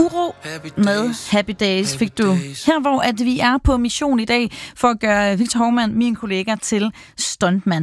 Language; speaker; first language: Danish; native; Danish